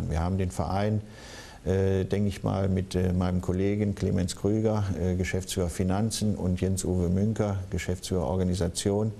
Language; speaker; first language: German; native; German